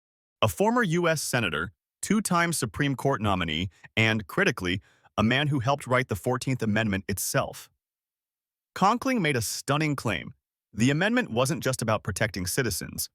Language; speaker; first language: English; native; English